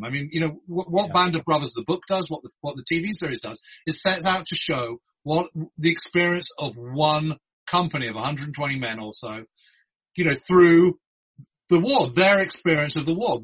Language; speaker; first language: English; native; English